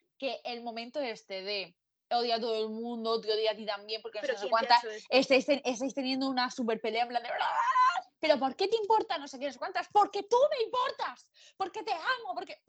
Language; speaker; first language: Spanish; native; Spanish